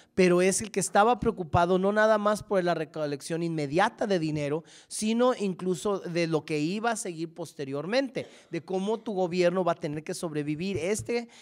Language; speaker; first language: Spanish; native; Spanish